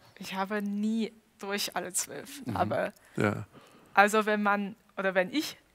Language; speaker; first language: German; non-native, fluent; Chinese